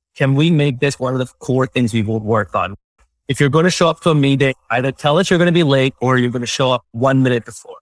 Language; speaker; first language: English; non-native, local second language; Malayalam